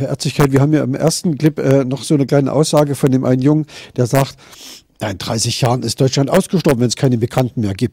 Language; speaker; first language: German; native; German